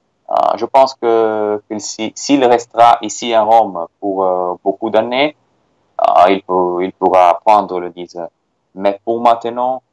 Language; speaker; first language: French; non-native, fluent; Italian